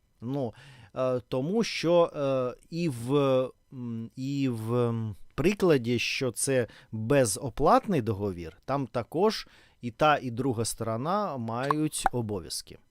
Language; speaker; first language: Ukrainian; non-native, learner; Russian